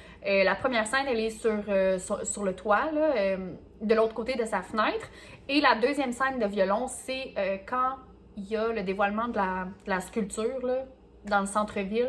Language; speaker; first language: French; native; French